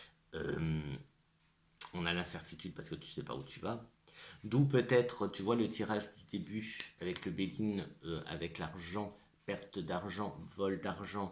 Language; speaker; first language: French; native; French